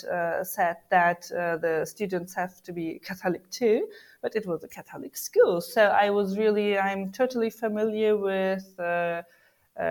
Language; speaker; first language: English; non-native, fluent; German